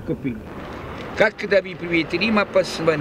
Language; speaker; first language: Russian; non-native, learner; Italian